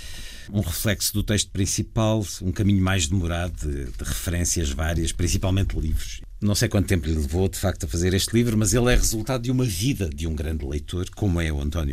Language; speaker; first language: Portuguese; native; Portuguese